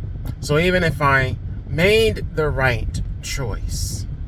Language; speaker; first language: English; native; English